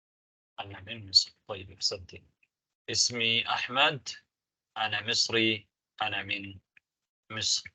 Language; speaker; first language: Arabic; non-native, fluent; Tamil